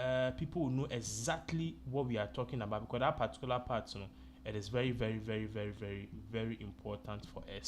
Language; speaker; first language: English; non-native, local second language; Akan